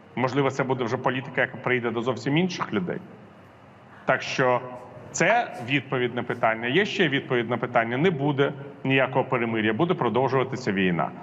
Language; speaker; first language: Ukrainian; non-native, local second language; Russian